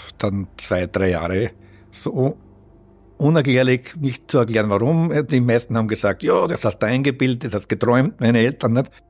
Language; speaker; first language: German; native; German